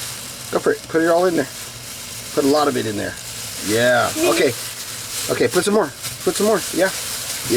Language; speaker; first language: English; native; English